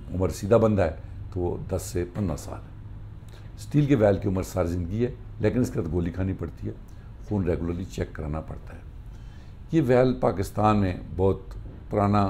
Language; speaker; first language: Urdu; native; Urdu